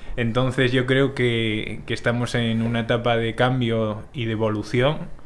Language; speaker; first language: Spanish; native; Spanish